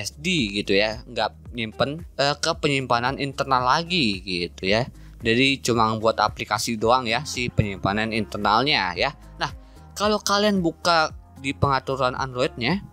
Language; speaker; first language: Indonesian; native; Indonesian